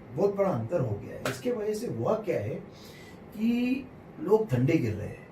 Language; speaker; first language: Hindi; non-native, local second language; Marathi